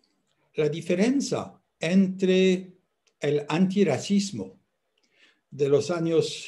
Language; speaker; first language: Spanish; non-native, fluent; French